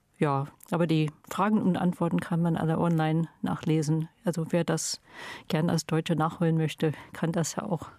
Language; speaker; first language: German; non-native, fluent; English